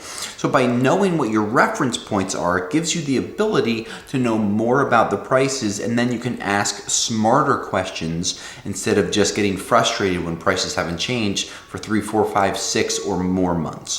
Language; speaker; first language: English; native; English